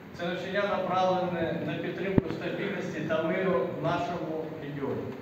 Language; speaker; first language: Ukrainian; non-native, local second language; Russian